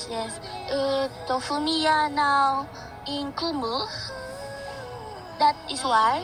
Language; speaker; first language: English; non-native, learner; Filipino